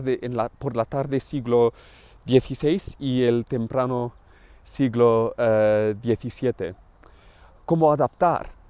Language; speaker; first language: Spanish; non-native, fluent; English